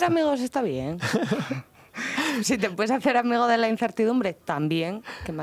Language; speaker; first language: Spanish; native; Spanish